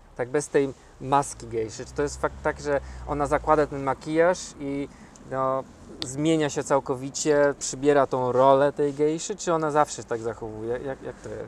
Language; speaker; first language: Polish; native; Polish